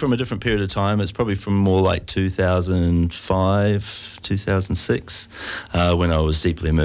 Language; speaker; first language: English; native; English